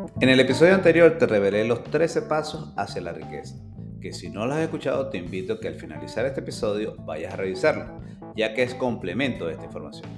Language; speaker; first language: Spanish; native; Spanish